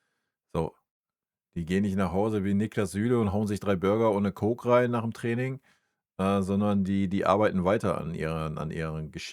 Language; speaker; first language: German; native; German